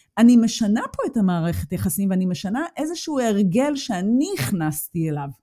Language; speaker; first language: Hebrew; native; Hebrew